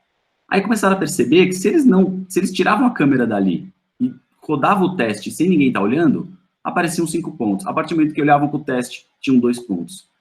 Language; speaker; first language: Portuguese; native; Portuguese